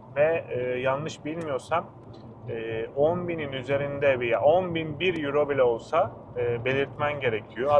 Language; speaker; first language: Turkish; native; Turkish